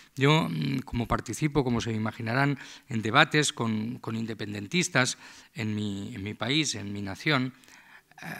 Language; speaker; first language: Spanish; native; Spanish